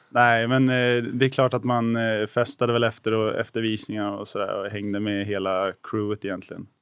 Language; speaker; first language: Swedish; early bilingual, other home language; Lithuanian